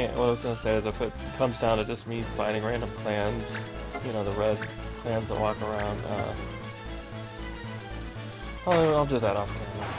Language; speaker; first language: English; native; English